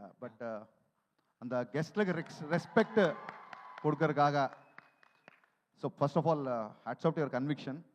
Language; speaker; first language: Tamil; non-native, learner; Telugu